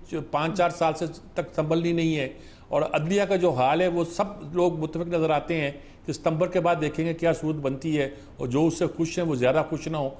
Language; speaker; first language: Urdu; native; Urdu